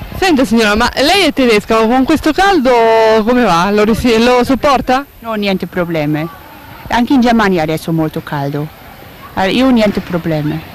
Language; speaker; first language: Italian; non-native, learner; German